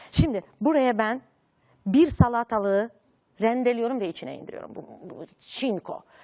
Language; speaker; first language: Turkish; native; Turkish